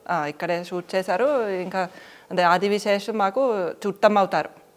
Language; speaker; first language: Telugu; non-native, fluent; Finnish